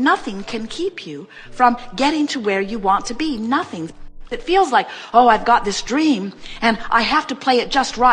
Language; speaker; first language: English; native; English